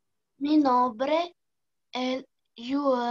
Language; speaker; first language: Spanish; non-native, learner; Portuguese